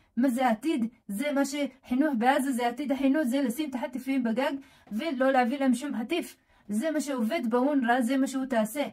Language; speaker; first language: Hebrew; non-native, local second language; Arabic